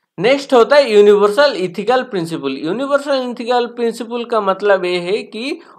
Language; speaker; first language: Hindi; non-native, local second language; Bangla